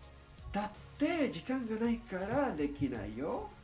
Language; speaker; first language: Japanese; non-native, learner; English